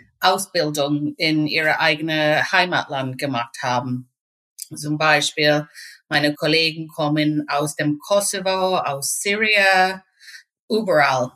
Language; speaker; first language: German; non-native, fluent; English